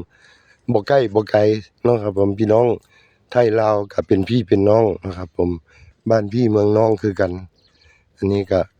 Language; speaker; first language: Thai; non-native, local second language; Northeastern Thai